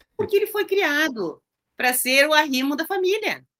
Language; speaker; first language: Portuguese; native; Portuguese